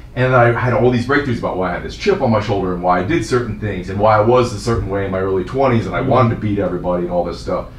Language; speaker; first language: English; native; English